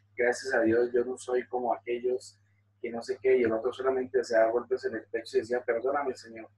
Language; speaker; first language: Spanish; native; Spanish